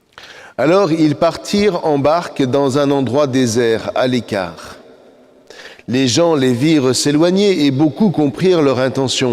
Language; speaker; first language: French; native; French